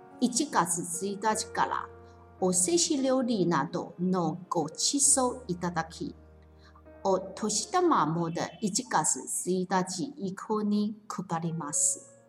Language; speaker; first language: Japanese; non-native, fluent; Chinese